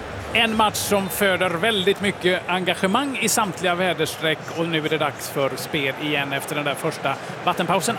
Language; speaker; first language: Swedish; native; Swedish